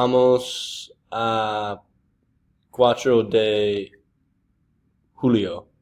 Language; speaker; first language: Spanish; non-native, learner; English